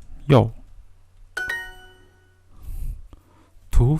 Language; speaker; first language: Chinese; non-native, fluent; Mongolian